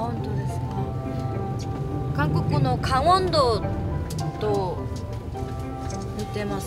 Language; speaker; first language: Japanese; non-native, fluent; Korean